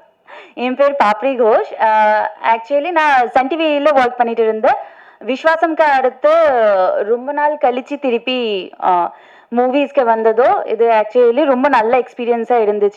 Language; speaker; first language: Tamil; non-native, fluent; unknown